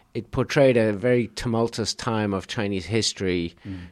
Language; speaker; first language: English; native; English